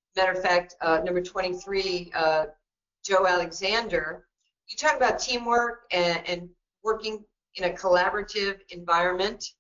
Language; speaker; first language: English; native; English